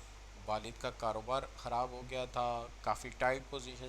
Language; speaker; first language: Urdu; native; Urdu